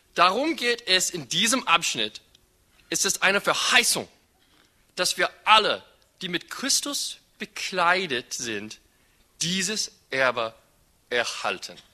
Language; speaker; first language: German; non-native, fluent; English